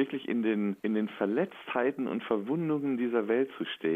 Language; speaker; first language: German; native; German